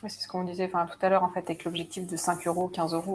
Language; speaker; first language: French; native; French